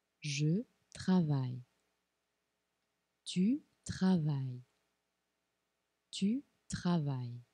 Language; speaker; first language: French; non-native, fluent; Portuguese